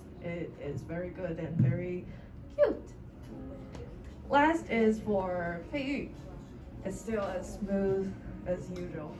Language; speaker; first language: English; non-native, learner; Chinese